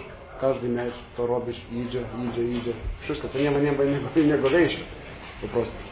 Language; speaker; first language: Polish; non-native, fluent; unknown